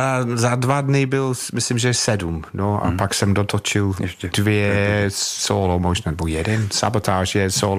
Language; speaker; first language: Czech; non-native, fluent; English